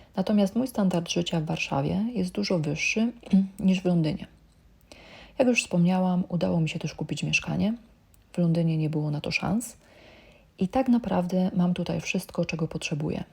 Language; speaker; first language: Polish; native; Polish